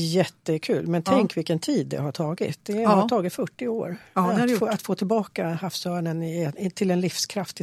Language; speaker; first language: Swedish; native; Swedish